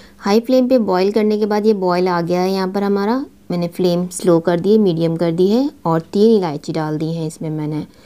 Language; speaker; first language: Urdu; native; Urdu